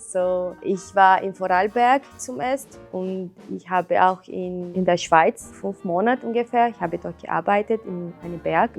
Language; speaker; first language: German; non-native, learner; Portuguese